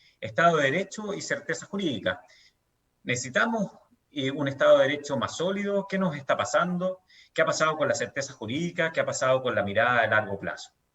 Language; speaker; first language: Spanish; native; Spanish